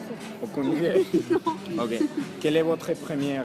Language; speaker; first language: French; non-native, learner; Spanish